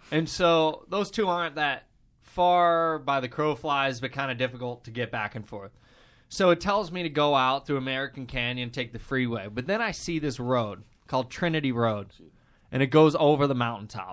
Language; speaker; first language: English; native; English